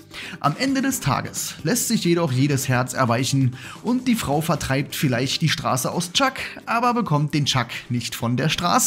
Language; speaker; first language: German; native; German